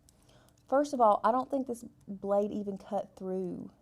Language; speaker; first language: English; native; English